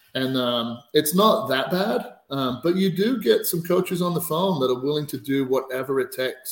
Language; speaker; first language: English; native; English